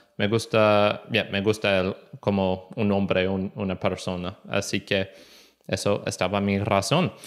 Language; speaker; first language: Spanish; non-native, learner; English